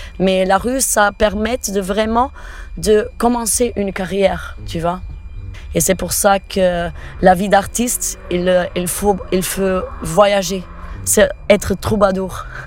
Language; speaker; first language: French; non-native, fluent; Portuguese